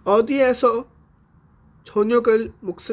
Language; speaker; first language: Korean; non-native, fluent; Urdu